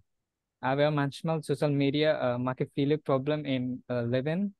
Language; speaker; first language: German; non-native, learner; Bangla